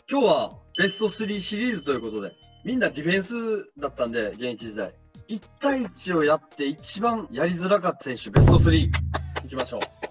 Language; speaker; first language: Japanese; native; Japanese